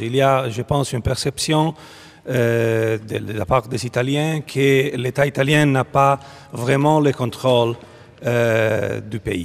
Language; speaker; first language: French; non-native, fluent; Italian